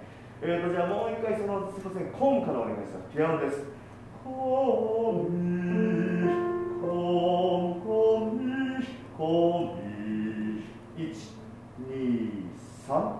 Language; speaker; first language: Japanese; native; Japanese